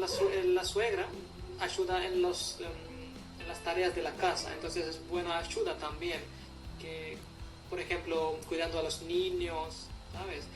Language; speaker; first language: Spanish; non-native, fluent; Hindi